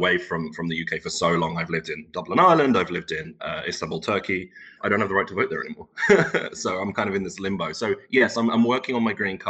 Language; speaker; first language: English; non-native, local second language; Turkish